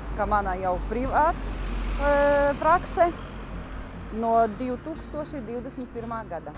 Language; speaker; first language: Latvian; non-native, local second language; Russian